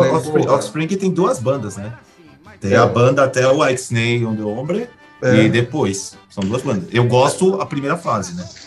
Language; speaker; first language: Portuguese; native; Portuguese